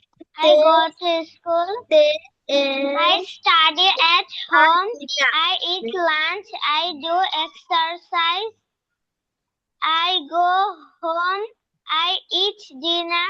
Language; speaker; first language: English; non-native, learner; Bangla